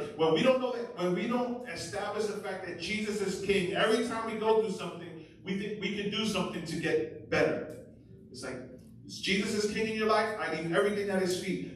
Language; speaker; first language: English; early bilingual, other home language; Spanish